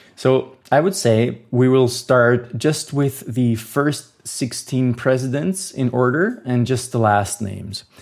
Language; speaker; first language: English; non-native, fluent; German